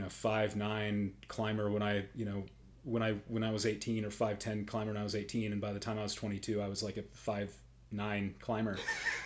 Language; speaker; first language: English; native; English